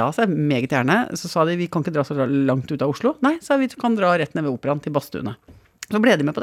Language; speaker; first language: Norwegian; native; Norwegian